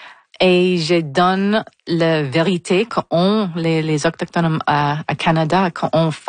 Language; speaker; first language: French; non-native, local second language; English